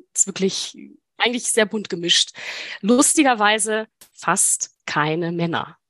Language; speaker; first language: German; native; German